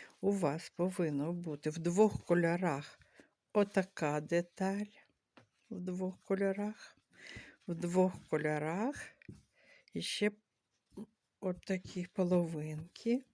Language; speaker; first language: Ukrainian; native; Ukrainian